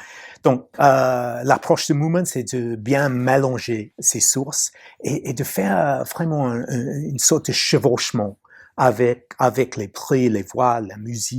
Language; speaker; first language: French; non-native, fluent; English